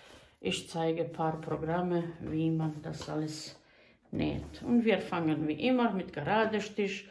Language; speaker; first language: German; non-native, fluent; Bosnian